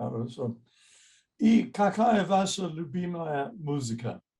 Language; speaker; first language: Russian; non-native, fluent; English